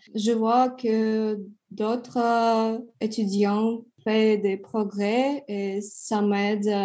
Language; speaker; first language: French; non-native, learner; Russian